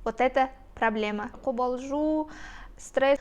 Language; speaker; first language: Russian; non-native, local second language; Kazakh